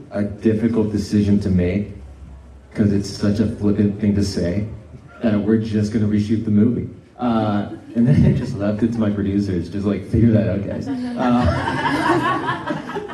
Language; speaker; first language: English; native; English